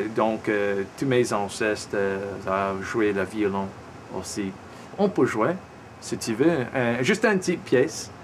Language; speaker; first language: French; native; French